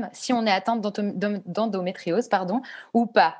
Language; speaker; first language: French; native; French